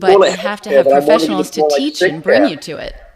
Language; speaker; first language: English; native; English